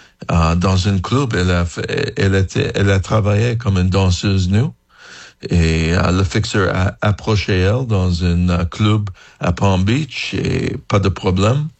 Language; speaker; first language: French; non-native, fluent; English